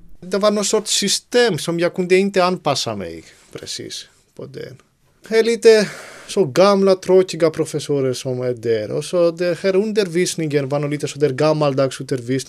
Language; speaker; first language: Swedish; non-native, fluent; Greek